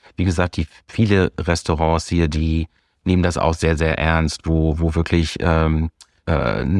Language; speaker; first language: German; native; German